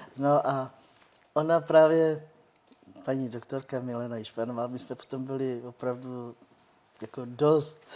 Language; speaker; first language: Czech; non-native, local second language; Romany